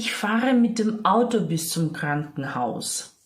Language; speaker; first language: German; non-native, fluent; Ukrainian